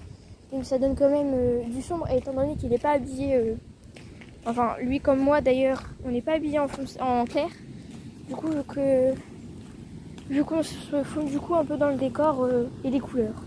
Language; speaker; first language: French; native; French